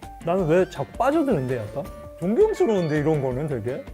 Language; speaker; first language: Korean; native; Korean